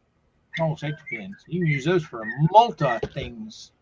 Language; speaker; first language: English; native; English